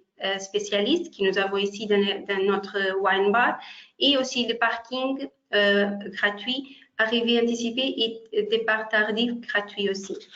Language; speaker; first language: French; non-native, fluent; Portuguese